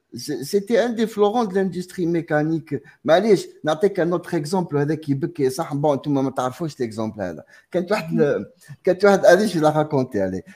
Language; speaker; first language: French; non-native, local second language; Arabic